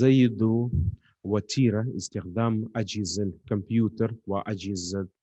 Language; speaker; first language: Arabic; non-native, fluent; Russian